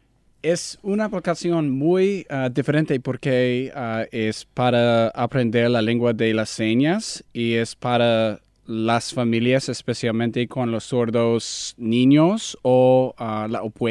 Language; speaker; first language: Spanish; non-native, learner; English